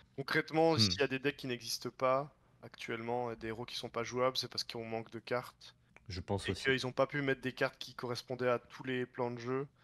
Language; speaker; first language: French; native; French